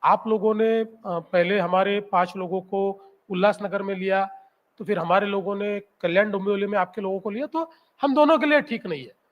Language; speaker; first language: Hindi; non-native, local second language; Marathi